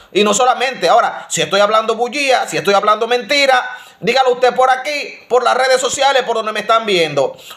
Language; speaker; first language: Spanish; native; Spanish